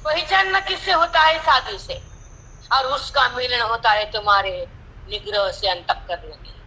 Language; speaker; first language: Hindi; non-native, local second language; Marathi